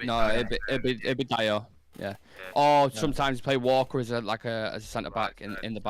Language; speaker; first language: English; native; English